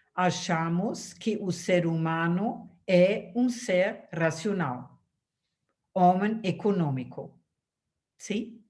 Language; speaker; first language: Portuguese; non-native, fluent; German